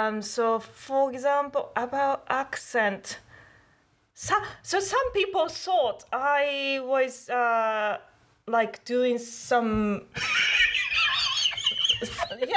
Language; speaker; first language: English; non-native, learner; Japanese